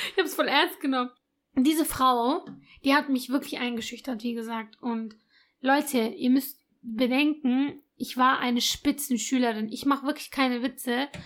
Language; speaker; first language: German; early bilingual, other home language; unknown